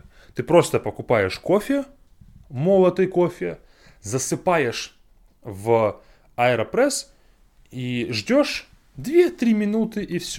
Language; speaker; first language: Russian; non-native, fluent; English